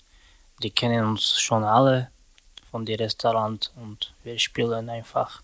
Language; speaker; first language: German; non-native, learner; Romany